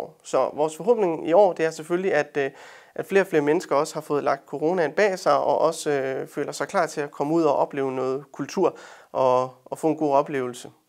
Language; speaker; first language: Danish; native; Danish